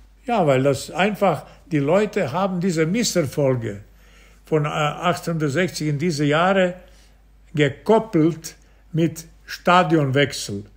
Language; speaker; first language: German; non-native, fluent; Serbian